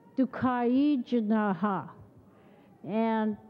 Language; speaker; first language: English; native; English